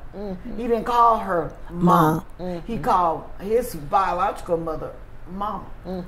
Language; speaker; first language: English; native; English